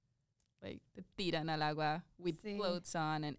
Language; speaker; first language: English; non-native, fluent; Spanish